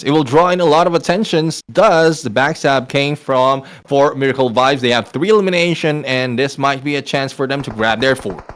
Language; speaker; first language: English; non-native, local second language; Filipino